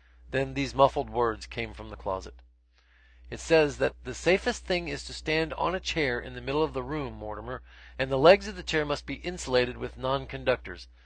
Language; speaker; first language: English; native; English